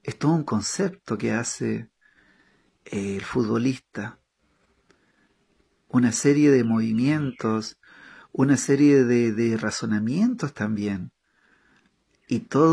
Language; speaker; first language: Spanish; native; Spanish